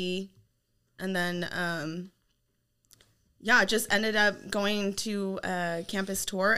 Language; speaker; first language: English; native; English